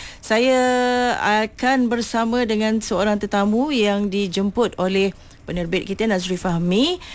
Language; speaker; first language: Malay; native; Malay